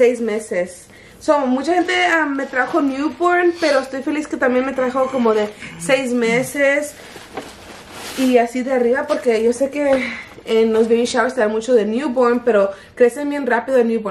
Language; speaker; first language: Spanish; early bilingual, heritage; Spanish